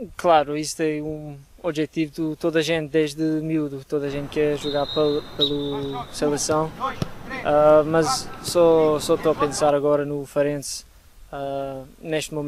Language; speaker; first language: Portuguese; non-native, fluent; English